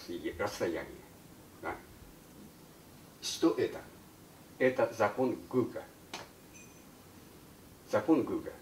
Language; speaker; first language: Russian; non-native, learner; Japanese